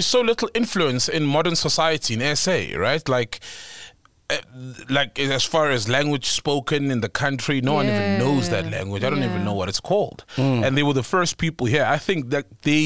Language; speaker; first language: English; non-native, local second language; Zulu